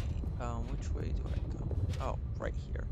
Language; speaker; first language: English; native; English